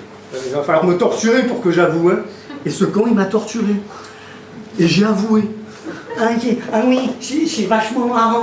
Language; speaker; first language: French; native; French